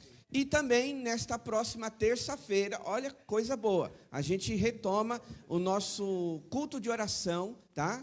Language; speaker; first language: Portuguese; native; Portuguese